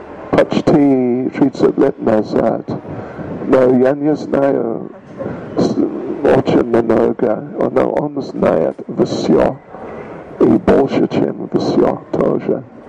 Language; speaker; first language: Russian; non-native, learner; English